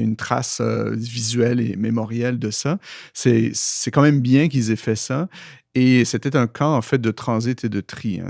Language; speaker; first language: French; native; French